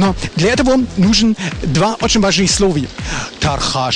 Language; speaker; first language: Russian; non-native, learner; German